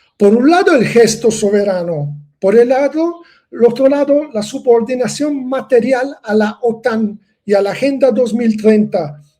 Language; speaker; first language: Spanish; non-native, fluent; Italian